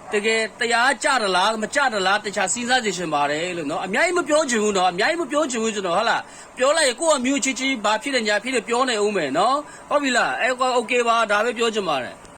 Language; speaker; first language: Burmese; non-native, local second language; Kachin